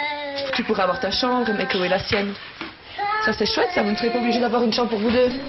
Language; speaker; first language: French; native; French